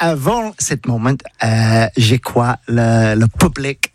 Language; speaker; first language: French; non-native, learner; English